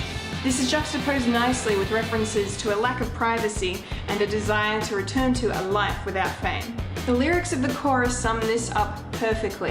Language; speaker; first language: English; native; English